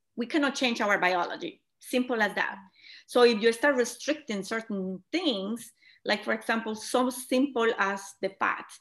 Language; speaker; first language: English; non-native, fluent; Spanish